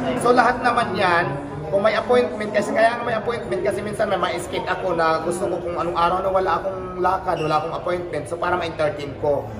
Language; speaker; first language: Filipino; non-native, local second language; Waray